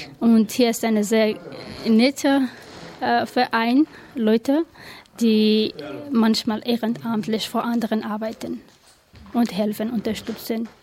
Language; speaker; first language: German; non-native, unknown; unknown